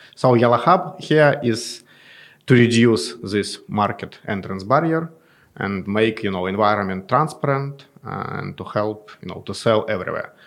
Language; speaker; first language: English; non-native, fluent; Russian